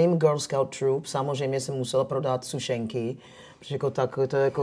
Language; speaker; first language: Czech; non-native, fluent; English